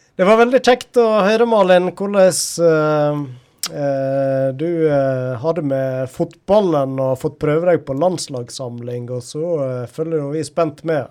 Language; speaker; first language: Norwegian; native; Norwegian